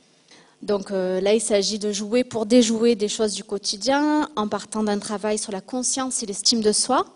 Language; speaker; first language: French; native; French